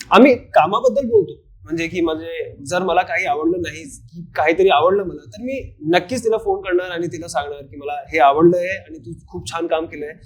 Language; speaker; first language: Marathi; non-native, fluent; Hindi